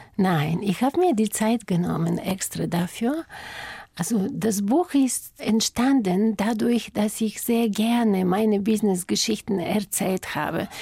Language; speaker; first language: German; non-native, fluent; Bulgarian